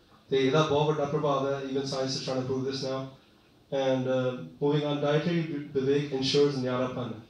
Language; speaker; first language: English; early bilingual, other home language; Punjabi